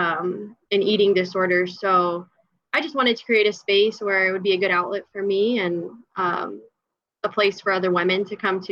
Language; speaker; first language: English; native; English